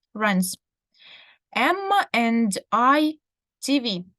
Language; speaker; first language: English; non-native, fluent; Ukrainian